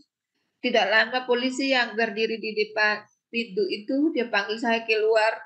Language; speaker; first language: Indonesian; non-native, local second language; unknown